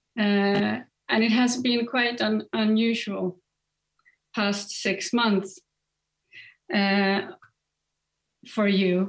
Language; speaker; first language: English; non-native, fluent; Swedish